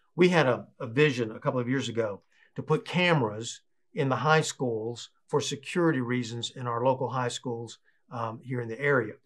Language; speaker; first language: English; native; English